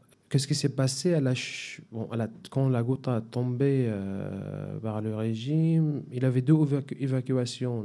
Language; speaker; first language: French; non-native, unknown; Arabic